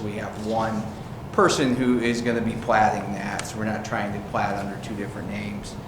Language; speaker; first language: English; native; English